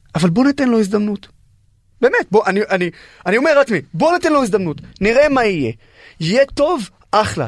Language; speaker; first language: Hebrew; non-native, local second language; Arabic